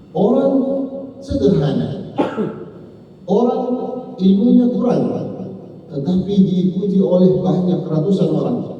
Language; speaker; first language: Indonesian; non-native, learner; Arabic